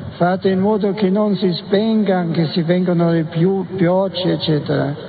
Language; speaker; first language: Italian; non-native, fluent; German